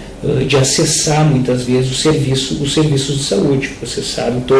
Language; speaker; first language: Portuguese; native; Portuguese